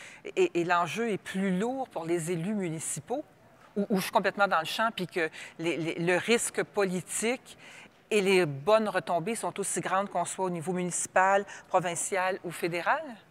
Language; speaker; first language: French; native; French